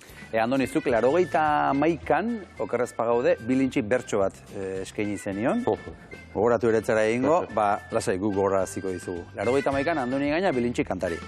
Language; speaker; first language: Basque; native; Basque